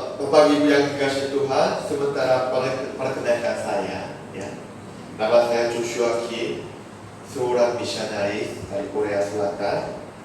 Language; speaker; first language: Indonesian; non-native, fluent; Korean